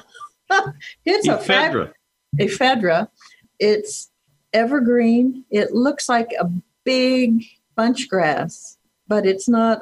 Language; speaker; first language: English; native; English